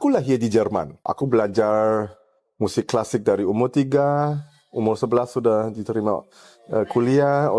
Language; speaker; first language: Indonesian; early bilingual, heritage; German